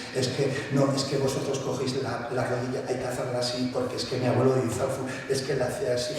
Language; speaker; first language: Spanish; native; Spanish